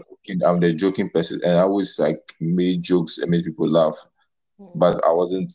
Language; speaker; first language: English; non-native, local second language; Akan